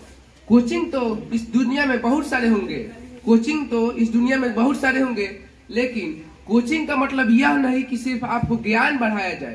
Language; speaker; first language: Hindi; native; Hindi